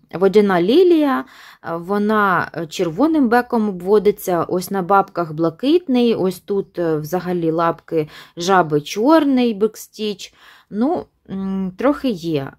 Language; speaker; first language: Ukrainian; non-native, local second language; Russian